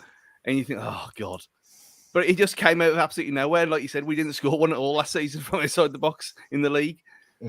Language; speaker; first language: English; native; English